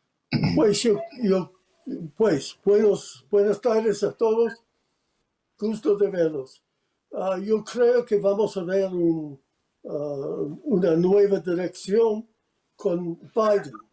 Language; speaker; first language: Spanish; non-native, fluent; English